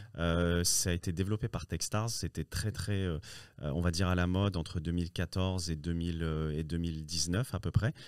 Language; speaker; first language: French; early bilingual, other home language; Riffian